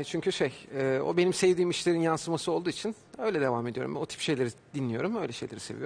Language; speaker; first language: Turkish; native; Turkish